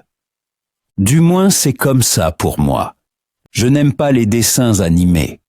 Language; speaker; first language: French; non-native, fluent; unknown